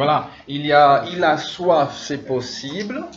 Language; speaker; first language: French; non-native, fluent; English